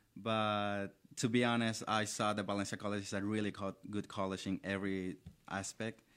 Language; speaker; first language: English; non-native, learner; Spanish